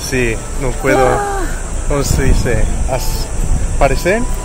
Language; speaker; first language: Spanish; non-native, learner; English